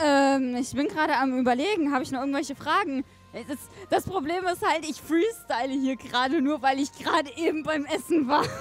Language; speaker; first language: German; native; German